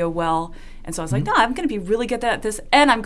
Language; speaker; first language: English; non-native, fluent; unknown